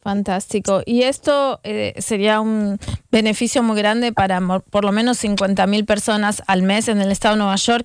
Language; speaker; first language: Spanish; native; Spanish